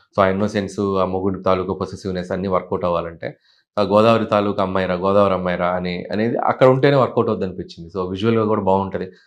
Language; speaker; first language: Telugu; native; Telugu